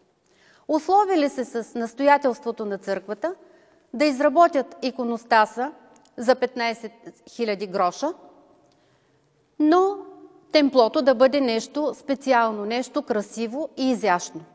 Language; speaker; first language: Bulgarian; native; Bulgarian